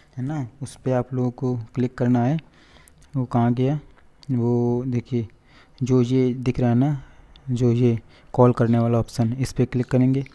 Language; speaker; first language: Hindi; native; Hindi